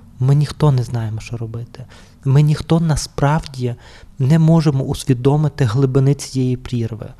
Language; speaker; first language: Ukrainian; native; Ukrainian